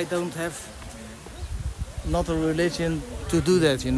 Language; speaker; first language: English; non-native, learner; Dutch